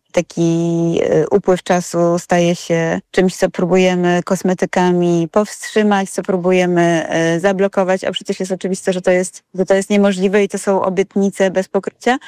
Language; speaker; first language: Polish; native; Polish